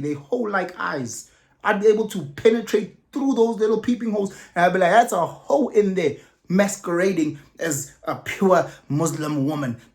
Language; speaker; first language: English; non-native, local second language; Zulu